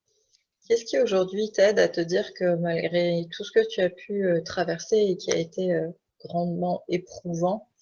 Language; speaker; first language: French; native; French